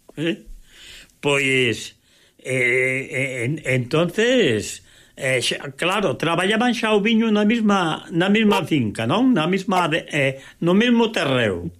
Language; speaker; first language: Galician; native; Galician